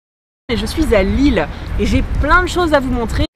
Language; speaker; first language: French; native; French